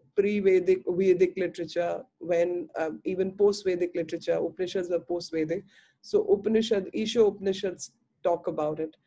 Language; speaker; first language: English; non-native, local second language; Hindi